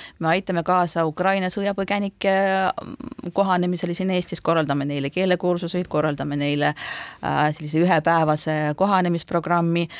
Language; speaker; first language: Estonian; non-native, local second language; Russian